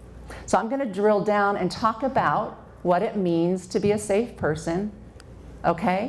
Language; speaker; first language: English; native; English